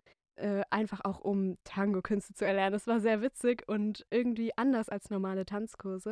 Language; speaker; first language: German; native; German